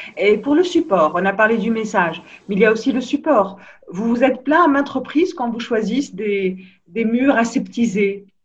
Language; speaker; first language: French; non-native, local second language; Arabic